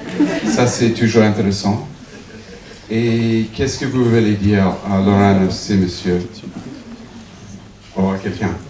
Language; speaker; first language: French; non-native, fluent; English